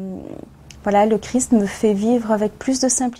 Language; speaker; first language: French; native; French